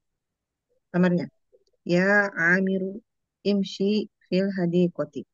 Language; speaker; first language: Arabic; non-native, learner; Indonesian